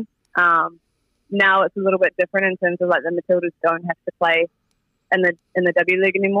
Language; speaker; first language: English; native; English